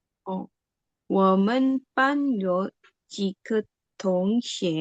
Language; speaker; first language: Chinese; non-native, learner; Indonesian